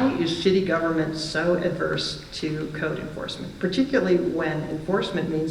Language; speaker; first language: English; native; English